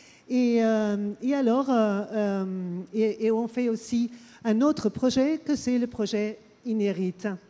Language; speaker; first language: French; non-native, fluent; Portuguese